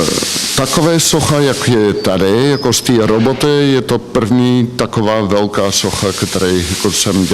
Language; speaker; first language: Czech; non-native, learner; Dutch